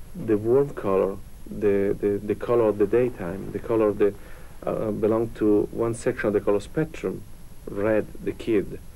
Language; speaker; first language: English; non-native, fluent; Italian